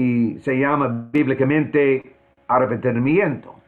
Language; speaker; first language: Spanish; non-native, fluent; English